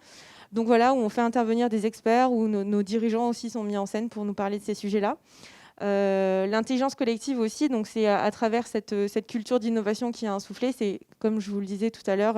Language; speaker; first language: French; native; French